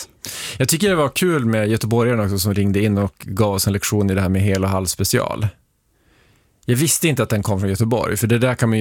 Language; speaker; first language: Swedish; native; Swedish